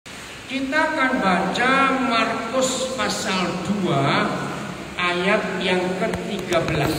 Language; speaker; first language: Indonesian; native; Indonesian